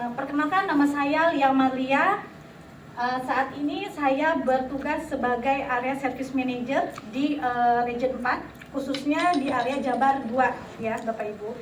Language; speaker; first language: Indonesian; native; Indonesian